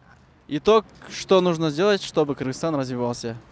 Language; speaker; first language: Russian; non-native, local second language; Kyrgyz